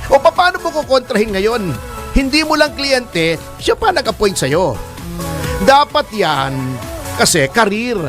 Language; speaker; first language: Filipino; native; Filipino